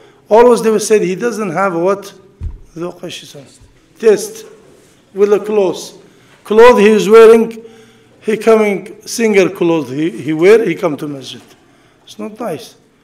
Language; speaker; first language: English; non-native, learner; Arabic